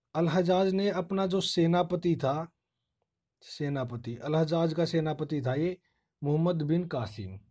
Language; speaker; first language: Hindi; native; Hindi